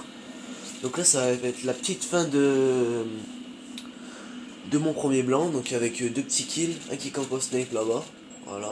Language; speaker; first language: French; native; French